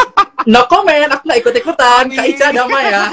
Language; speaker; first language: Indonesian; native; Indonesian